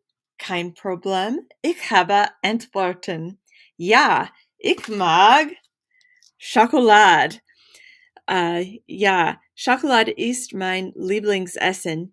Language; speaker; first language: German; non-native, learner; English